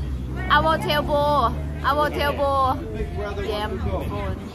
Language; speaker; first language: English; non-native, learner; Thai